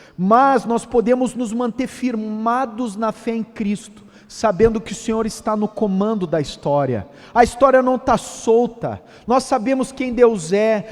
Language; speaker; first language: Portuguese; native; Portuguese